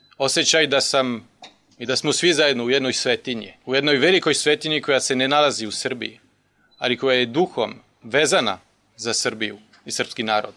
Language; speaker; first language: Serbian; non-native, fluent; French